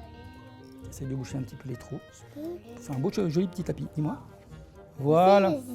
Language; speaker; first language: French; native; French